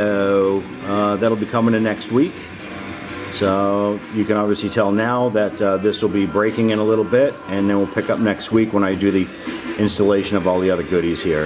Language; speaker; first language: English; native; English